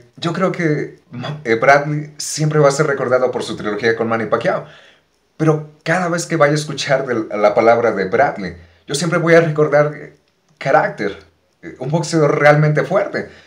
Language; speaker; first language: Spanish; native; Spanish